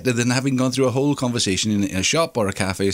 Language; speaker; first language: English; non-native, local second language; Welsh